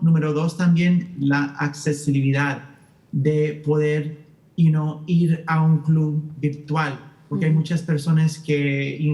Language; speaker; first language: Spanish; early bilingual, heritage; Spanish